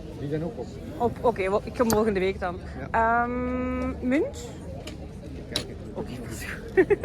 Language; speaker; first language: Dutch; non-native, fluent; Turkish